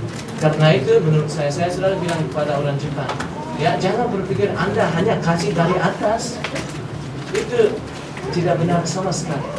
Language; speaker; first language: Indonesian; non-native, fluent; Japanese